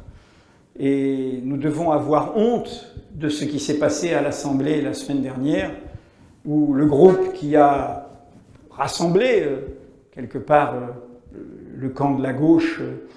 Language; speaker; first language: French; native; French